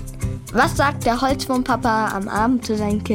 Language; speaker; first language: German; native; German